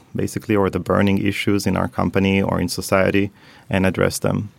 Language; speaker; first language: English; non-native, fluent; Hebrew